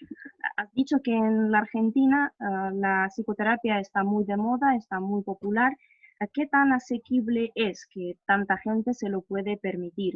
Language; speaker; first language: Spanish; non-native, fluent; Russian